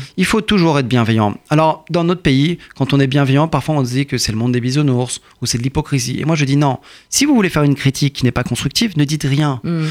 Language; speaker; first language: French; early bilingual, other home language; Persian